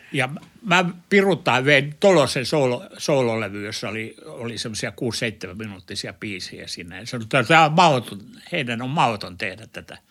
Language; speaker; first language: Finnish; native; Finnish